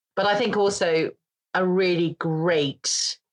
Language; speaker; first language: English; native; English